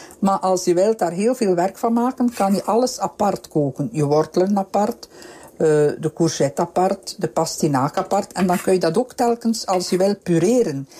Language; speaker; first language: Dutch; native; Dutch